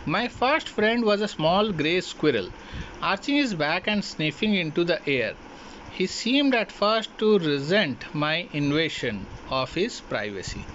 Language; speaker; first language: English; non-native, local second language; Hindi